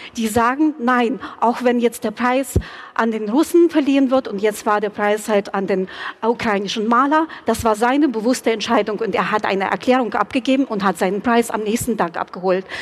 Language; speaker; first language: German; non-native, fluent; Ukrainian